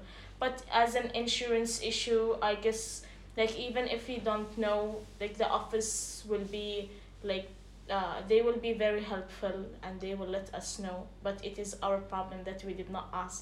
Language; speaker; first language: English; non-native, fluent; Arabic